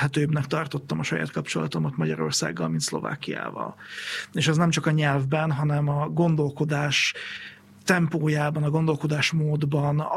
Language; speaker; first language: Hungarian; native; Hungarian